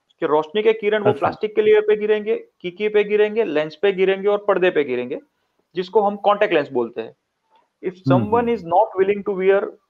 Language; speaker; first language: Hindi; non-native, local second language; Gujarati